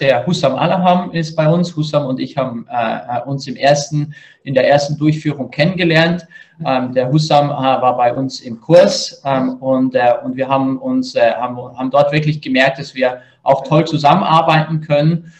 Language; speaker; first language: German; native; German